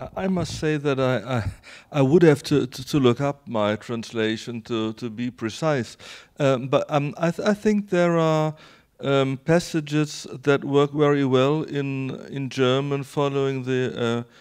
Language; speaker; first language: English; non-native, fluent; German